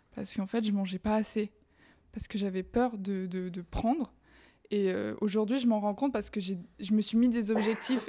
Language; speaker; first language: French; native; French